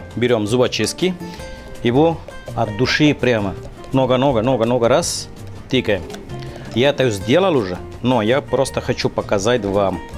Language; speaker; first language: Russian; non-native, learner; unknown